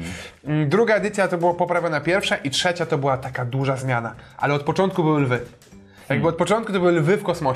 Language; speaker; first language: Polish; native; Polish